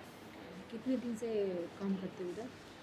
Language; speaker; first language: Hindi; non-native, local second language; Telugu